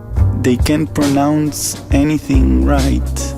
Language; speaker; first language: English; non-native, fluent; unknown